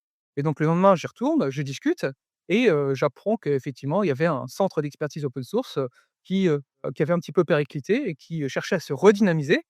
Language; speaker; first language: French; native; French